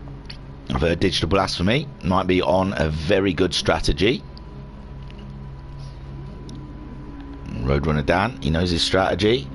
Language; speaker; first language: English; native; English